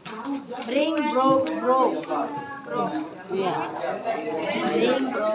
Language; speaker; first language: English; non-native, learner; Indonesian